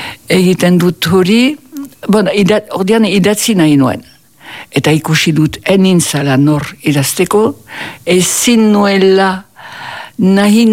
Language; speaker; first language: Basque; native; Basque